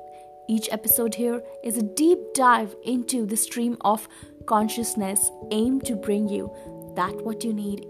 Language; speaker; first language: English; non-native, local second language; Hindi